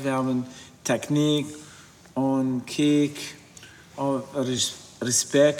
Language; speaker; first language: German; non-native, learner; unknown